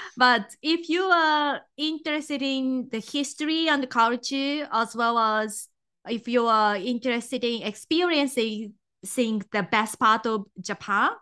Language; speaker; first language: English; non-native, fluent; Japanese